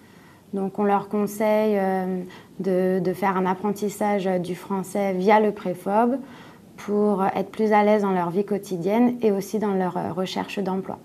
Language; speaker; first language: French; native; French